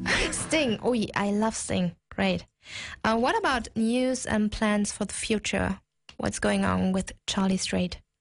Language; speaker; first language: English; non-native, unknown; German